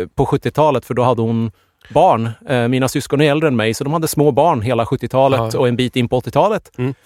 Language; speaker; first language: Swedish; native; Swedish